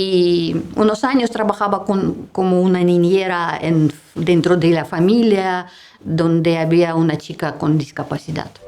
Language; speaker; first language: Spanish; non-native, learner; Russian